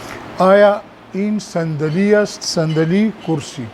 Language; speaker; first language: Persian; non-native, fluent; Urdu